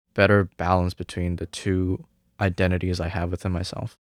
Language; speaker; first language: English; early bilingual, other home language; Cantonese